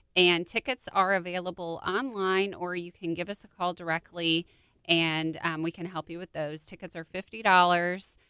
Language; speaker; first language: English; native; English